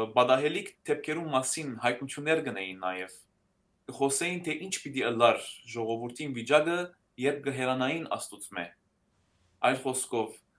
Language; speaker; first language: Armenian; early bilingual, heritage; Armenian